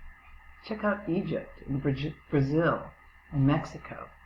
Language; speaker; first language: English; native; English